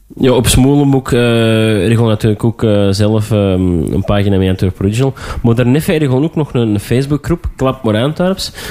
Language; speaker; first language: Dutch; native; Dutch